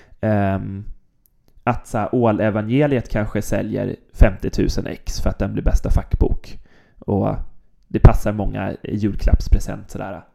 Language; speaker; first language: Swedish; native; Swedish